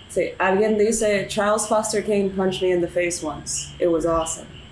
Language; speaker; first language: English; non-native, local second language; Spanish